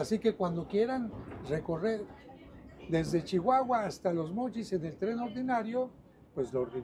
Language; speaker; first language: Spanish; native; Spanish